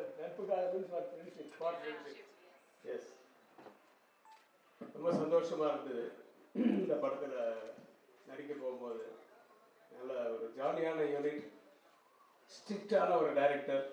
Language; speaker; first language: Tamil; native; Tamil